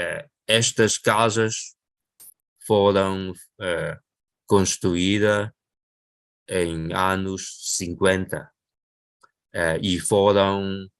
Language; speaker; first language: Portuguese; non-native, local second language; Chinese